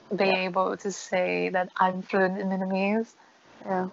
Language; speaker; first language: English; non-native, fluent; Vietnamese